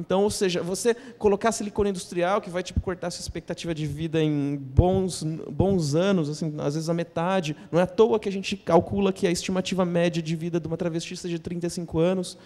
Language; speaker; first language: Portuguese; native; Portuguese